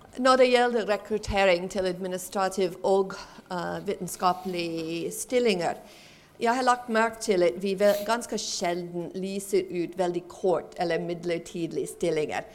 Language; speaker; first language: Norwegian; non-native, fluent; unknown